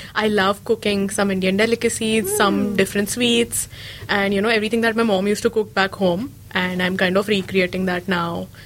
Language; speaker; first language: English; non-native, local second language; Marathi